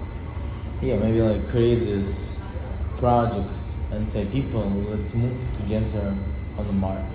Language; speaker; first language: English; non-native, fluent; Russian